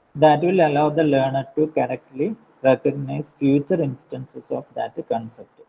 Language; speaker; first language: English; non-native, local second language; Malayalam